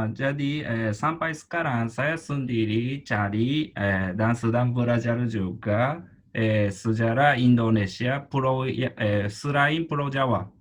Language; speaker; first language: Indonesian; non-native, fluent; Japanese